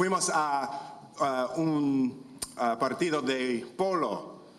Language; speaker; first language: Spanish; non-native, learner; English